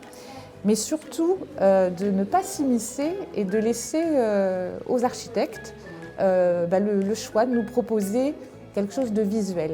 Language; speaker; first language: French; native; French